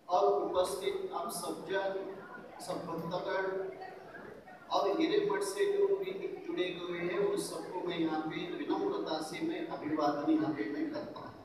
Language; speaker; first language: Hindi; non-native, local second language; Marathi